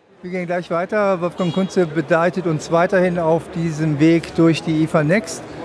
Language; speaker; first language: German; native; German